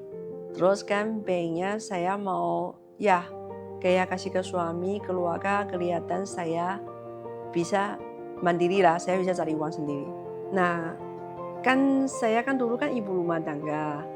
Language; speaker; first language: Indonesian; non-native, learner; Chinese